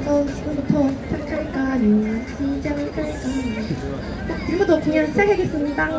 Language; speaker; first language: Korean; non-native, fluent; Chinese